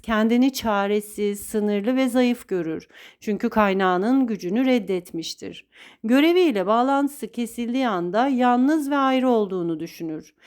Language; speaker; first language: Turkish; native; Turkish